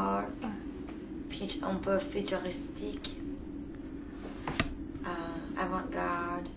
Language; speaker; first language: French; non-native, learner; English